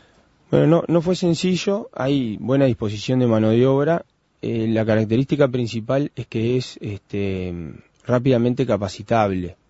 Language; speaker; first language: Spanish; native; Spanish